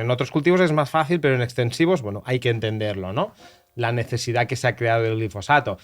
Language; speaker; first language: Spanish; native; Spanish